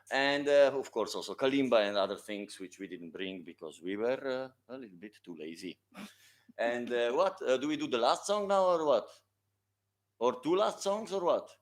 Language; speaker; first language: English; non-native, fluent; Slovenian